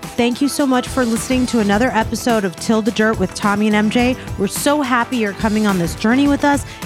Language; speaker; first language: English; early bilingual, other home language; Persian